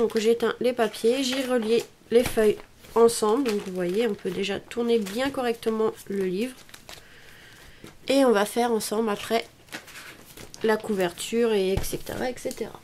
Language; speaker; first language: French; native; French